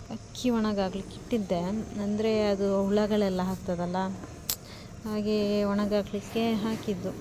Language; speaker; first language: Kannada; non-native, local second language; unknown